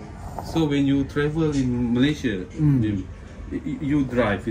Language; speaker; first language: English; non-native, local second language; Malay